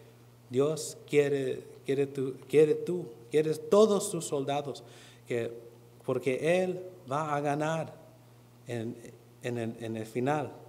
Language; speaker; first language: Spanish; non-native, learner; English